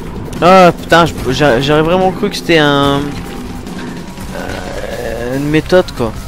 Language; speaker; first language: French; native; French